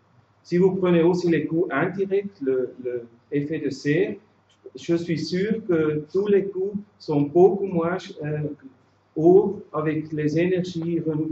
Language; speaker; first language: French; non-native, fluent; German